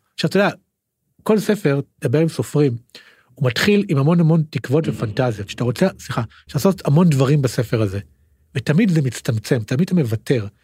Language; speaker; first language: Hebrew; native; Hebrew